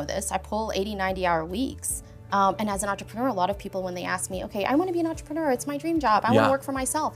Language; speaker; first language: English; native; English